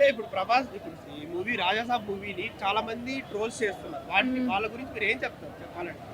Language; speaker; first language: Telugu; native; Telugu